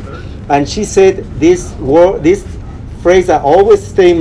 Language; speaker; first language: English; non-native, fluent; Spanish